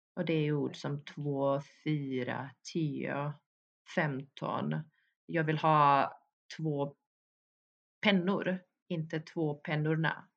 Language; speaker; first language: Swedish; early bilingual, other home language; Bosnian